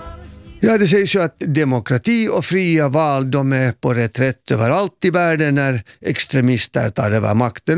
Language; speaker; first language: Swedish; native; Swedish